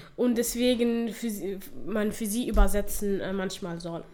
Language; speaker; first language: German; non-native, fluent; Somali